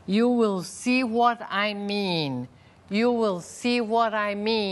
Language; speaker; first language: English; non-native, fluent; Portuguese